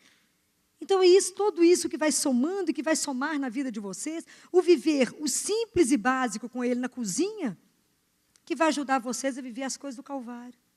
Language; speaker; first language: Portuguese; native; Portuguese